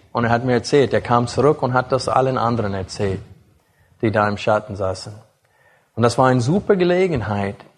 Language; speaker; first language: German; non-native, fluent; English